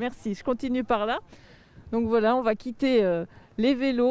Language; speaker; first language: French; native; French